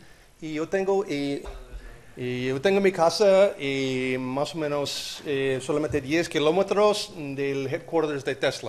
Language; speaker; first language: Spanish; non-native, learner; English